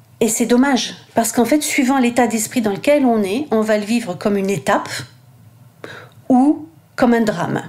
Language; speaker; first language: French; native; French